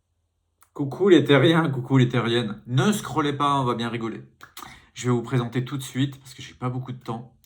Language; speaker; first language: French; native; French